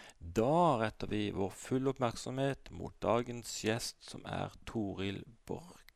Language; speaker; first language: Norwegian; native; Norwegian